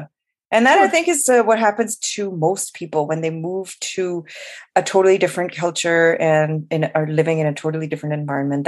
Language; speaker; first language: English; non-native, local second language; Urdu